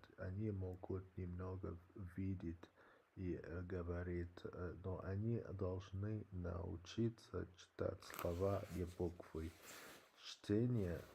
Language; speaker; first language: Russian; non-native, learner; English